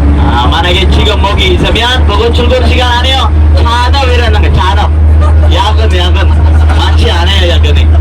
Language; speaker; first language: Korean; non-native, learner; Indonesian